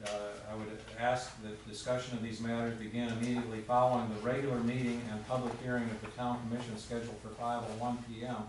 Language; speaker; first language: English; native; English